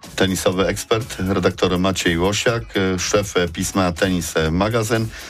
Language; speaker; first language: Polish; native; Polish